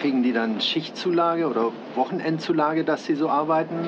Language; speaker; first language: German; native; German